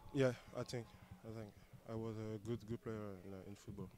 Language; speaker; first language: English; non-native, learner; French